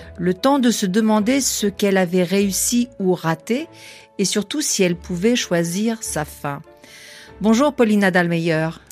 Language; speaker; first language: French; native; French